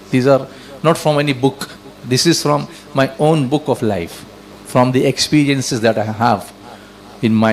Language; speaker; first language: English; non-native, local second language; Urdu